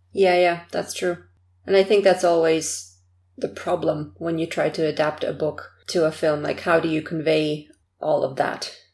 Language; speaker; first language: English; early bilingual, other home language; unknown